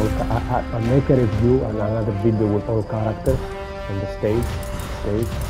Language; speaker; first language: English; non-native, learner; Greek